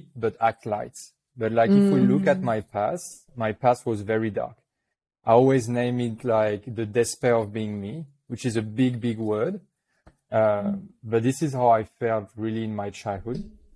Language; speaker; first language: English; non-native, fluent; French